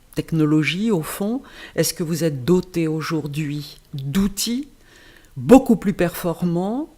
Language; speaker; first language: French; native; French